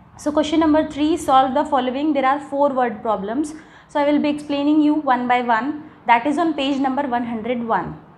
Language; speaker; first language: English; non-native, local second language; Hindi